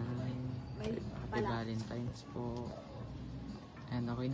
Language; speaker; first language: Filipino; native; Filipino